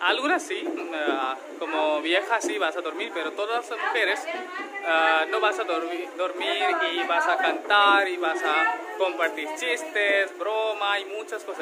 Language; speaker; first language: Spanish; non-native, learner; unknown